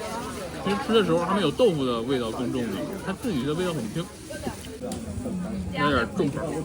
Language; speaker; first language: Chinese; native; Chinese